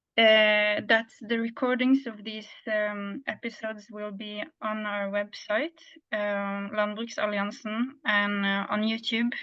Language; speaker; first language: English; non-native, fluent; Norwegian